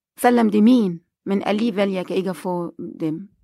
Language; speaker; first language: Danish; non-native, learner; Arabic